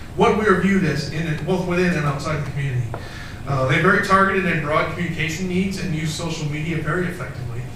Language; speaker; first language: English; native; English